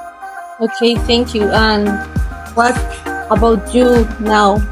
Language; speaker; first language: English; non-native, learner; Spanish